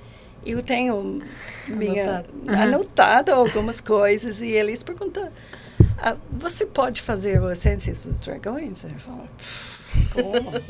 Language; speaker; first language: Portuguese; non-native, learner; English